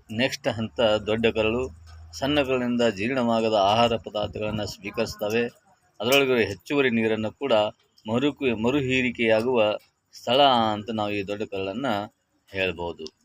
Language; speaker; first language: Kannada; native; Kannada